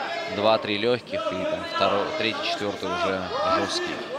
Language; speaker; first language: Russian; native; Russian